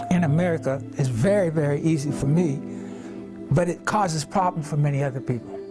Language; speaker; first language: English; native; English